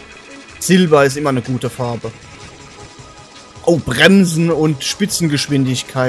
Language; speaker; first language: German; native; German